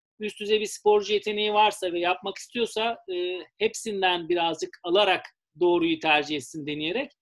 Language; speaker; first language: Turkish; native; Turkish